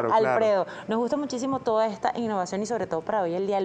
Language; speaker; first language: Spanish; native; Spanish